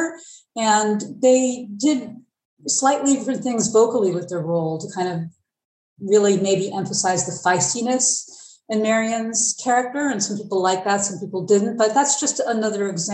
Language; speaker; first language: English; native; English